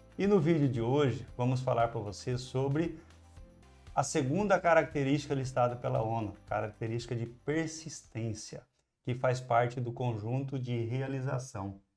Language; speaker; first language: Portuguese; native; Portuguese